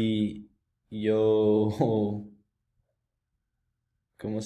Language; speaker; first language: Spanish; non-native, learner; English